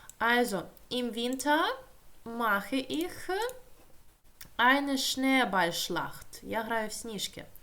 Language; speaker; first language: German; non-native, fluent; Ukrainian